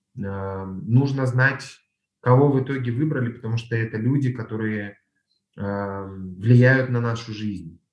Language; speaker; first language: Russian; native; Russian